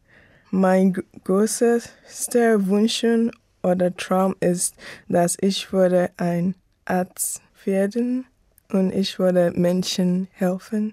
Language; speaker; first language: German; non-native, learner; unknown